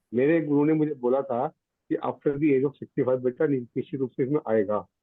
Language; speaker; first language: Hindi; non-native, local second language; Punjabi